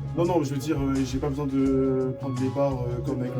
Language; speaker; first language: French; native; French